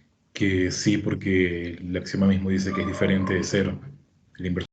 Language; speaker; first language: Spanish; native; Spanish